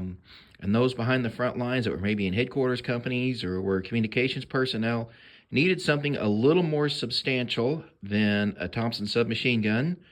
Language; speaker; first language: English; native; English